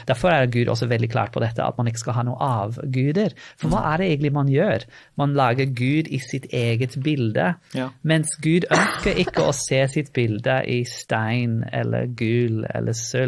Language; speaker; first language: Norwegian; non-native, fluent; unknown